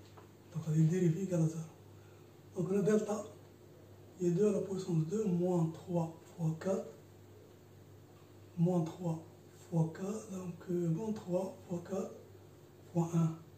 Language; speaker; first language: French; non-native, local second language; Arabic